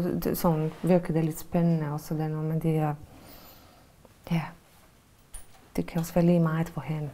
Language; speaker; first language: Danish; non-native, fluent; Bosnian